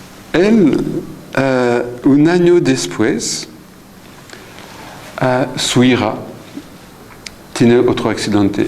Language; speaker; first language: Spanish; non-native, fluent; French